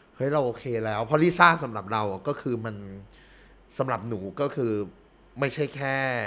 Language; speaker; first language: Thai; early bilingual, heritage; Thai